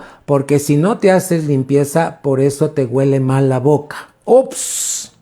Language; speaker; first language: Spanish; native; Spanish